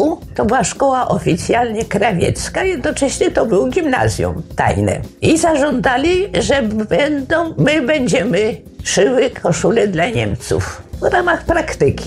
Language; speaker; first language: Polish; native; Polish